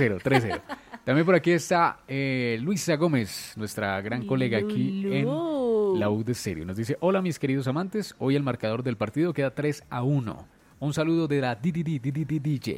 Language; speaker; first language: Spanish; native; Spanish